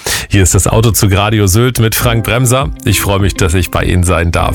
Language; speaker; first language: German; native; German